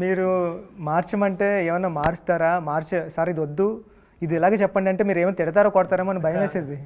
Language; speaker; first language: Telugu; native; Telugu